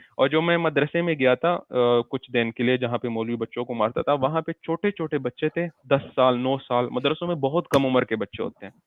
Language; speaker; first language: Urdu; non-native, local second language; Pashto